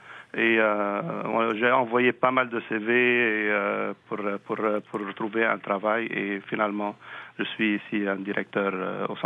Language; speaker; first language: French; non-native, local second language; Arabic